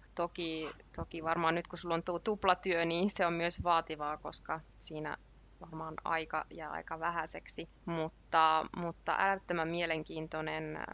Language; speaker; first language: Finnish; native; Finnish